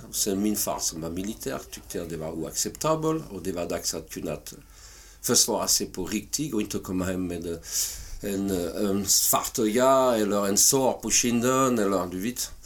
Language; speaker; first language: Swedish; non-native, fluent; French